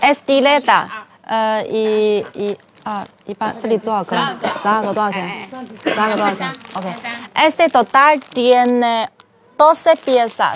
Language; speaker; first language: Spanish; non-native, learner; Chinese